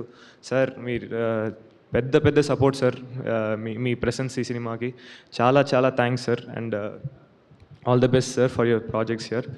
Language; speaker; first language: Telugu; non-native, learner; Tamil